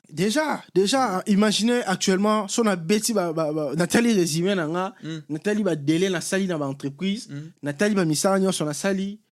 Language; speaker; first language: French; non-native, local second language; Lingala